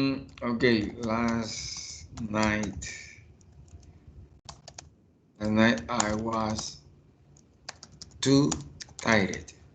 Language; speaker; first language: English; non-native, fluent; Spanish